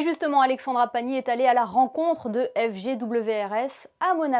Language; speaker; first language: French; native; French